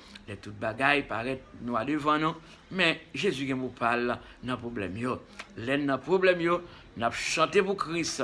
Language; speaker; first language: French; non-native, local second language; Haitian Creole